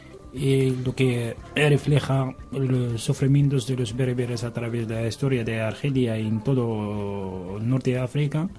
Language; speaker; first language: Spanish; non-native, learner; Arabic